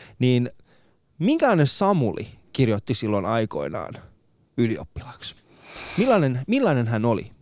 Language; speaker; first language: Finnish; early bilingual, other home language; Persian